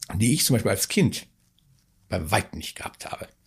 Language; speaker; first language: German; native; German